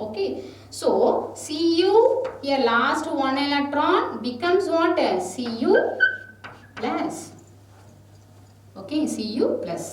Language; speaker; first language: English; non-native, local second language; Tamil